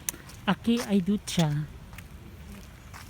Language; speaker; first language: Spanish; non-native, learner; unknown